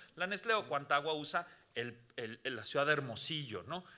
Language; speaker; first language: Spanish; native; Spanish